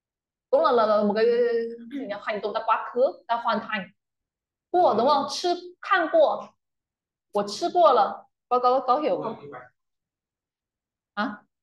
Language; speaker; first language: Chinese; non-native, learner; Vietnamese